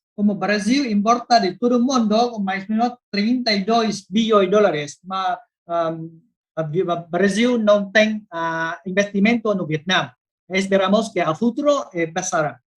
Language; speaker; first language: Spanish; non-native, learner; Vietnamese